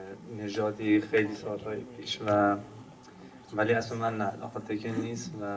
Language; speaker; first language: Persian; non-native, local second language; Turkmen